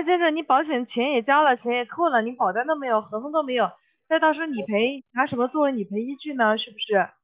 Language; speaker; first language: Chinese; native; Chinese